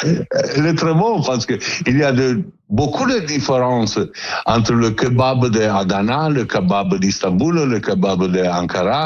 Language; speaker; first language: French; non-native, learner; Italian